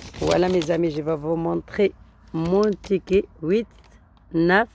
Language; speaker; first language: French; non-native, learner; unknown